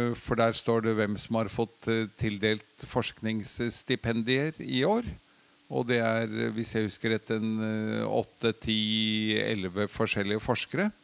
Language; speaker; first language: Norwegian; early bilingual, other home language; Latvian